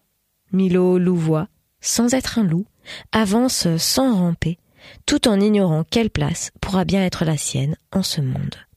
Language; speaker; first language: French; native; French